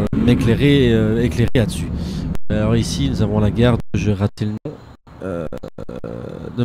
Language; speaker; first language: French; native; French